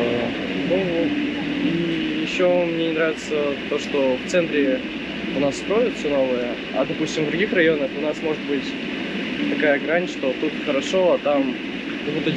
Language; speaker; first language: Russian; native; Russian